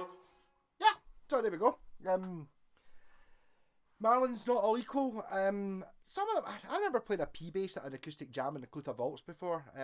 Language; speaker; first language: English; native; English